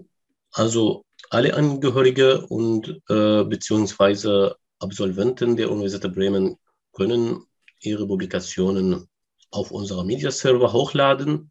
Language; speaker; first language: German; non-native, learner; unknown